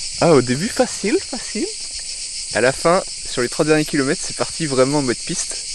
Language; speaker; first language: French; native; French